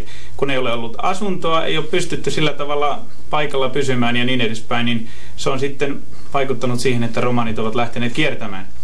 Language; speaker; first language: Finnish; native; Finnish